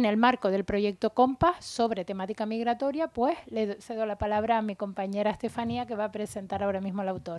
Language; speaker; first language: Spanish; native; Spanish